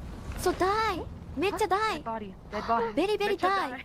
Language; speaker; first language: Japanese; native; Japanese